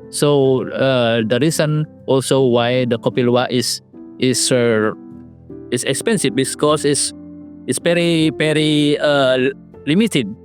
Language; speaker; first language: English; non-native, learner; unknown